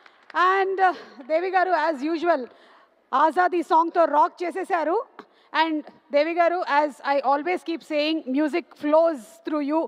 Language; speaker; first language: Telugu; native; Telugu